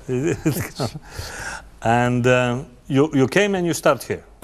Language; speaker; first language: English; non-native, learner; Macedonian